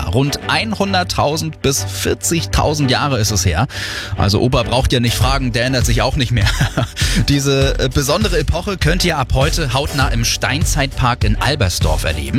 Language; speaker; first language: German; native; German